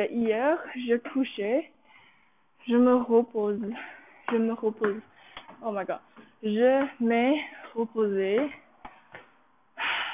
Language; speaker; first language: French; non-native, learner; English